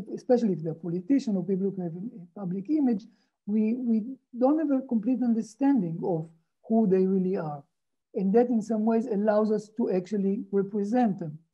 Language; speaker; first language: English; non-native, fluent; Hebrew